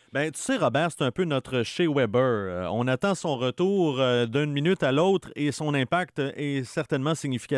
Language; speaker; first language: French; native; French